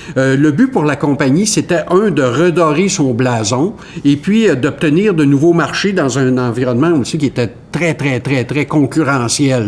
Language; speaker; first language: French; native; French